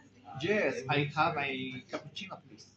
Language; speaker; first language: English; non-native, learner; Spanish